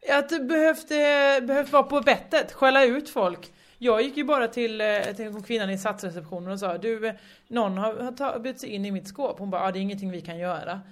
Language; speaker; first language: Swedish; native; Swedish